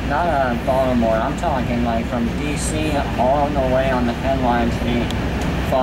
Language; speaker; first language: English; native; English